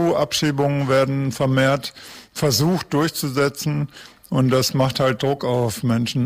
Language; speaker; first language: German; native; German